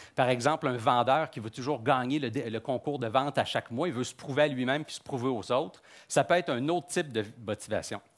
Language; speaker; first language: French; native; French